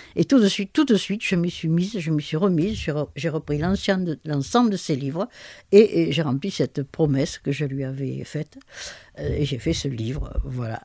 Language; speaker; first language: French; native; French